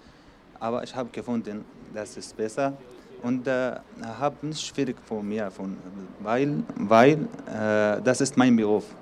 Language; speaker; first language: German; non-native, learner; Arabic